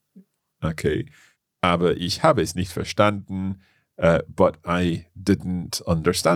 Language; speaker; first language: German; non-native, learner; English